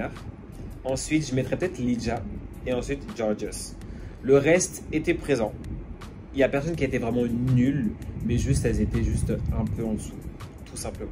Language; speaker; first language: French; native; French